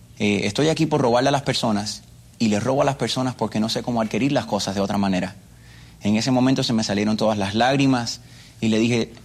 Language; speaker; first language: Spanish; early bilingual, other home language; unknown